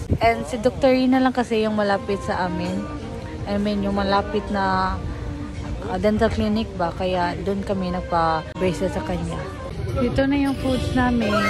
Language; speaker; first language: Filipino; non-native, local second language; Cebuano